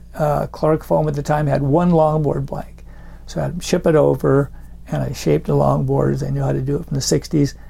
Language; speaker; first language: English; native; English